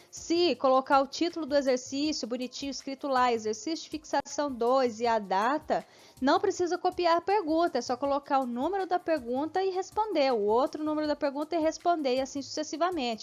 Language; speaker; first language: Portuguese; native; Portuguese